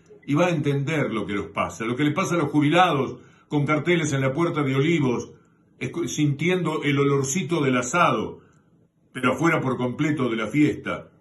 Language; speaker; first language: Spanish; native; Spanish